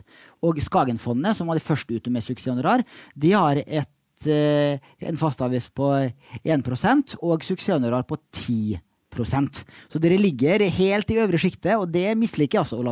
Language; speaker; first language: Norwegian; native; Norwegian